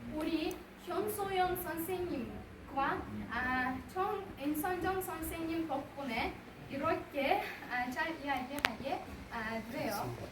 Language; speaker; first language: Korean; non-native, learner; Uzbek